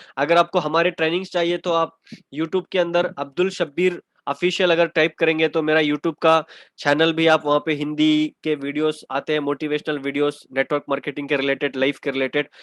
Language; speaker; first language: Hindi; non-native, local second language; Urdu